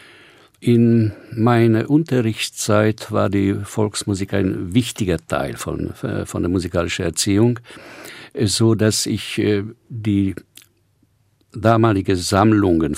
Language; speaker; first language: German; non-native, fluent; Hungarian